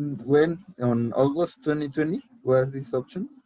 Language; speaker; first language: English; non-native, learner; Spanish